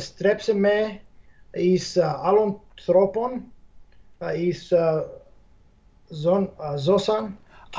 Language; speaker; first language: Greek; non-native, fluent; English